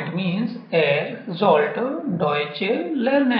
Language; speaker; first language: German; non-native, learner; Hindi